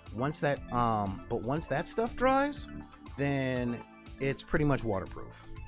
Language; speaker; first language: English; native; English